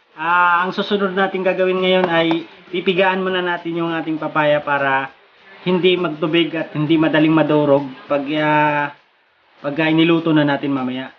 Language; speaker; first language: Filipino; non-native, local second language; Cebuano